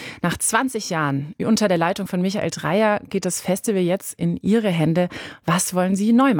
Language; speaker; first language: German; native; German